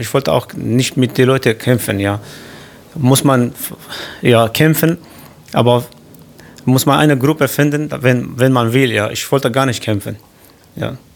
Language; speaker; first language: German; non-native, learner; Kurdish